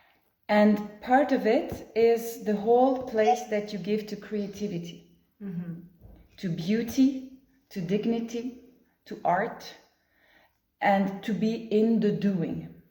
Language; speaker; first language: English; non-native, fluent; French